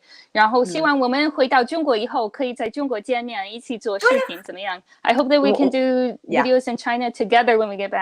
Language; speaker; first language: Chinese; non-native, fluent; English